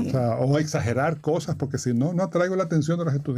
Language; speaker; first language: Spanish; native; Spanish